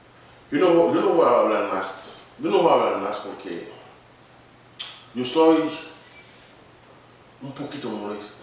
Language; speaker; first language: Spanish; non-native, learner; Haitian Creole